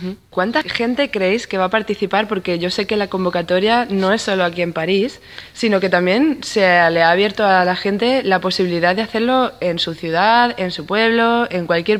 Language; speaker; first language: Spanish; native; Spanish